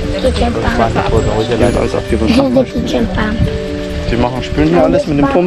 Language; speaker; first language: German; native; German